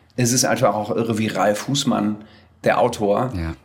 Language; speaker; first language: German; native; German